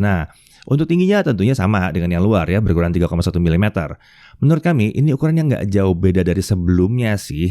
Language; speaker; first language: Indonesian; native; Indonesian